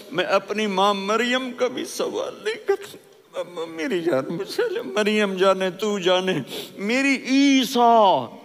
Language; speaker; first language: Urdu; non-native, local second language; Punjabi